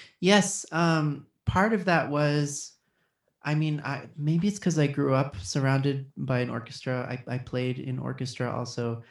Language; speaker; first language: English; early bilingual, other home language; Spanish